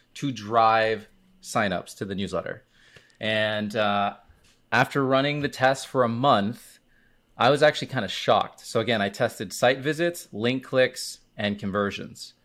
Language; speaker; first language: English; native; English